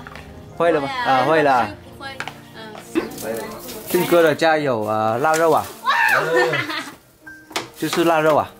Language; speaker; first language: Chinese; non-native, fluent; Vietnamese